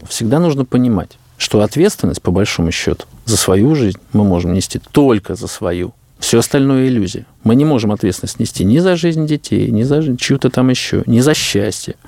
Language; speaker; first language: Russian; native; Russian